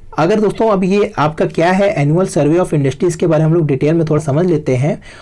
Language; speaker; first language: Hindi; native; Hindi